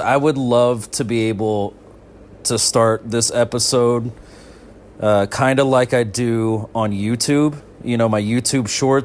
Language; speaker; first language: English; native; English